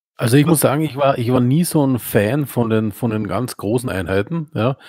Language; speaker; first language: German; native; German